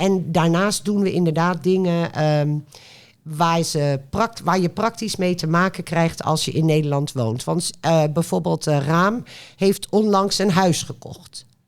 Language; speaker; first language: Dutch; non-native, fluent; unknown